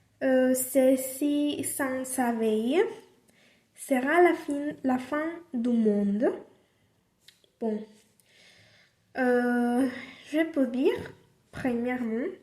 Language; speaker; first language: French; non-native, learner; Spanish